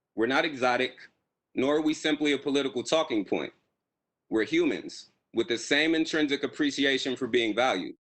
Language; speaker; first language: English; native; English